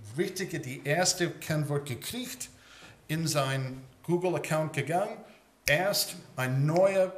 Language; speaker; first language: German; early bilingual, heritage; English